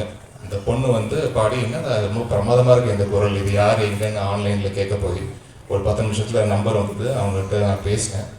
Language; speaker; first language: Tamil; native; Tamil